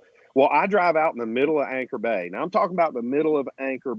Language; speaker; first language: English; native; English